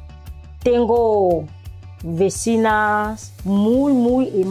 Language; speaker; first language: Spanish; non-native, learner; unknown